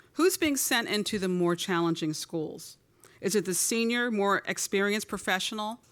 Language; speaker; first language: English; native; English